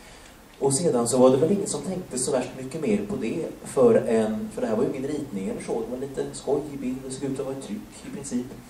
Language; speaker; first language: Swedish; native; Swedish